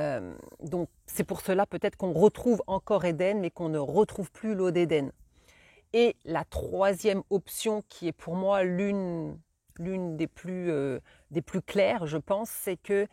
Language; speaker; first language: French; native; French